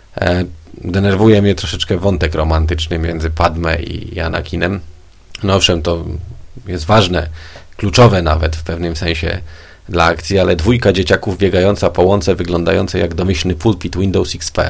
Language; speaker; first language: Polish; native; Polish